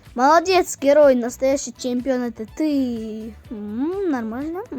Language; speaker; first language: Russian; non-native, local second language; Kazakh